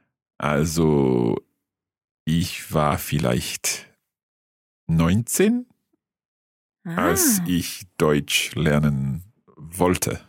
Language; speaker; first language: German; non-native, fluent; English